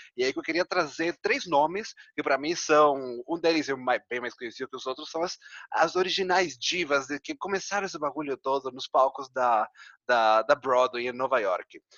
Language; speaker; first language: Portuguese; non-native, fluent; Spanish